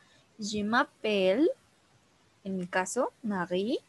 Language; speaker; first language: French; non-native, learner; Spanish